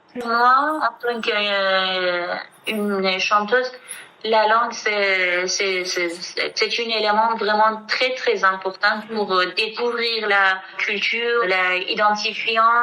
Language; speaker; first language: French; non-native, fluent; Kurdish